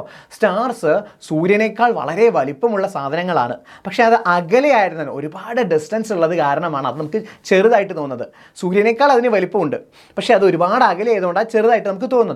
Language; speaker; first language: Malayalam; native; Malayalam